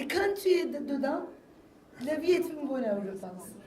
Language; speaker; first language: French; non-native, fluent; Turkish